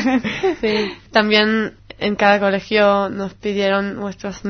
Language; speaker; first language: Spanish; non-native, fluent; Hebrew